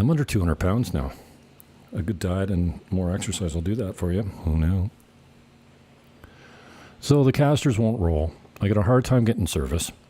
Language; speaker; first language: English; native; English